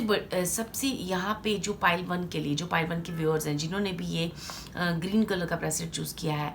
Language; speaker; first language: Hindi; native; Hindi